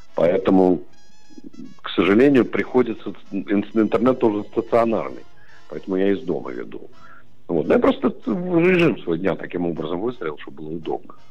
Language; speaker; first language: Russian; native; Russian